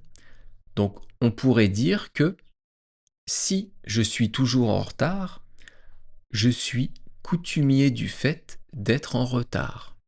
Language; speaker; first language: French; native; French